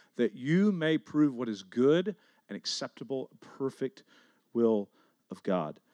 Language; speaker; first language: English; native; English